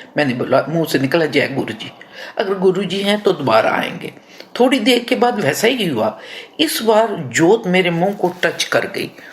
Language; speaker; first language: Hindi; non-native, local second language; Punjabi